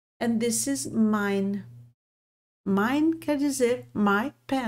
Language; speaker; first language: English; non-native, fluent; Portuguese